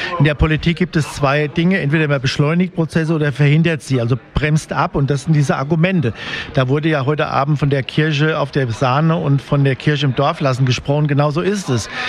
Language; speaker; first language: German; native; German